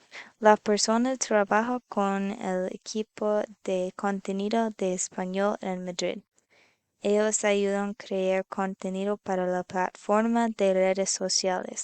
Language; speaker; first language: Spanish; non-native, learner; English